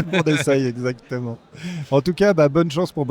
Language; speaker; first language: French; native; French